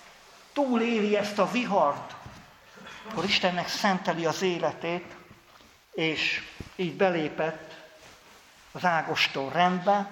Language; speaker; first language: Hungarian; native; Hungarian